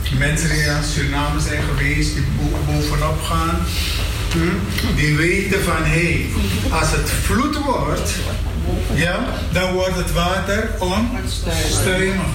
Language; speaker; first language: Dutch; non-native, fluent; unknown